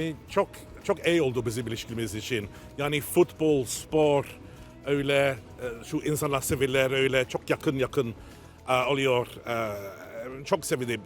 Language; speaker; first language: Turkish; non-native, learner; English